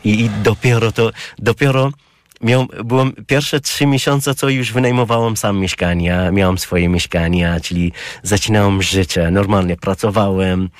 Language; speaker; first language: Polish; non-native, learner; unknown